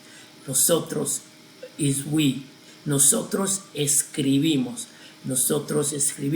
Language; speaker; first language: Spanish; non-native, fluent; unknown